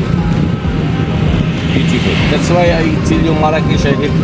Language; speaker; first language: English; non-native, learner; Arabic